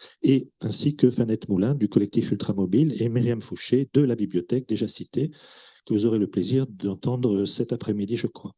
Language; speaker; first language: French; native; French